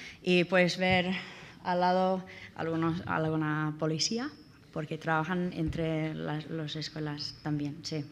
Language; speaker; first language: Spanish; non-native, learner; English